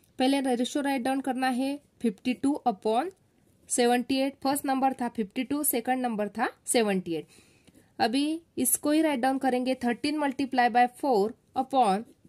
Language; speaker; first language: Hindi; non-native, local second language; Marathi